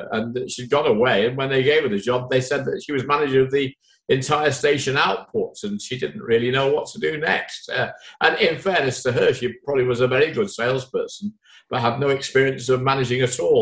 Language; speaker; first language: English; native; English